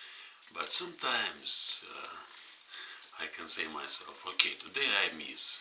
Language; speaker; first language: English; non-native, fluent; Russian